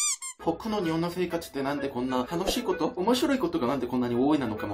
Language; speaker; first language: Japanese; non-native, learner; Korean